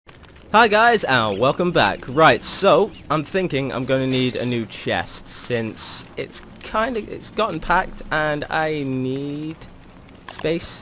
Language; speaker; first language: English; native; English